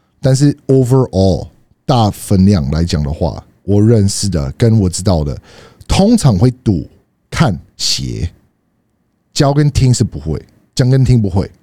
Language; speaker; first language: Chinese; non-native, fluent; English